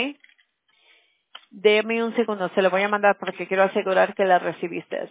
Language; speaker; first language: Spanish; early bilingual, heritage; Spanish